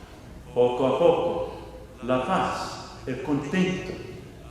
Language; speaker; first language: Spanish; non-native, fluent; English